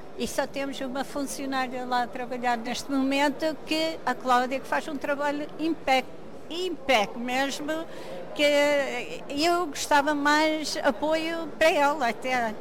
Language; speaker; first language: Portuguese; early bilingual, heritage; Portuguese